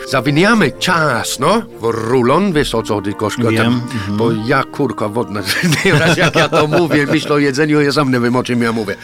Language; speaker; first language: Polish; non-native, fluent; English